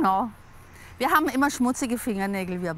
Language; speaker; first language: German; native; German